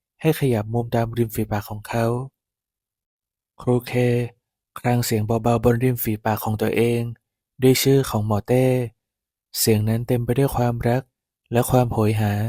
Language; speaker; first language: Thai; native; Thai